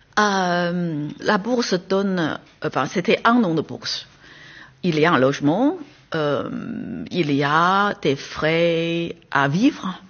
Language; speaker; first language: French; non-native, fluent; Chinese